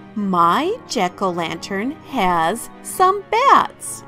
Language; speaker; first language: English; native; English